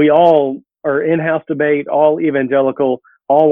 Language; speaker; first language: English; native; English